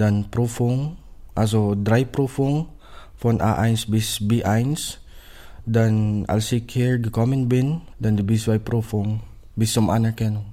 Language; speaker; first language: German; non-native, learner; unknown